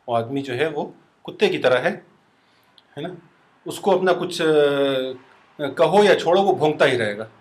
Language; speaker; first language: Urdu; non-native, fluent; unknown